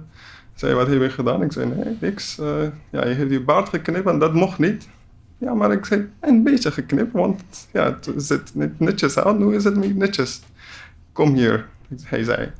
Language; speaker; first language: Dutch; non-native, learner; Persian